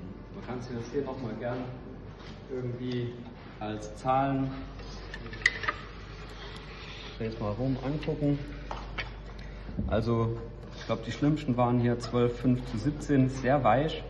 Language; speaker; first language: German; native; German